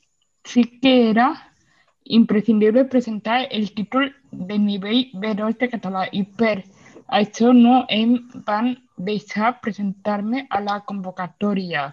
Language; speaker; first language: Catalan; non-native, local second language; Spanish